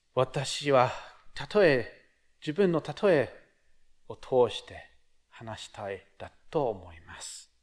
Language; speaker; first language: Japanese; non-native, fluent; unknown